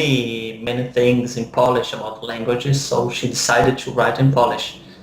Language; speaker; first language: English; non-native, fluent; Portuguese